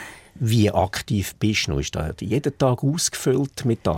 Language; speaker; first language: German; native; German